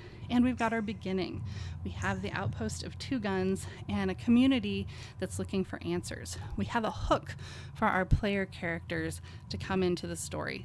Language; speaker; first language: English; native; English